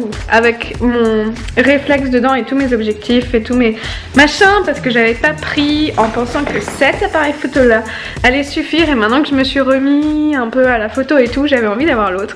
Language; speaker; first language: French; native; French